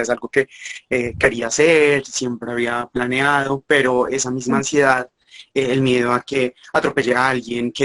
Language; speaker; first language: Spanish; native; Spanish